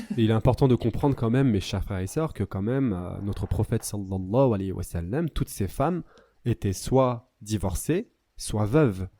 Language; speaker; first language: French; native; French